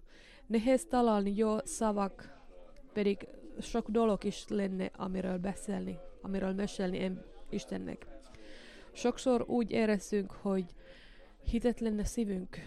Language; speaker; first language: Hungarian; non-native, learner; Finnish